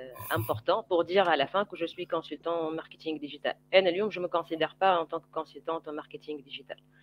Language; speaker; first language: French; non-native, local second language; Arabic